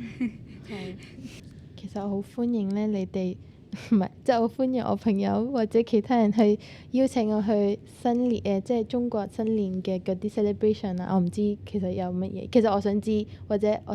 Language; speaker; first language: Cantonese; native; Cantonese